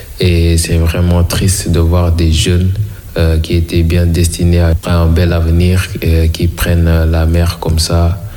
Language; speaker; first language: French; non-native, local second language; Wolof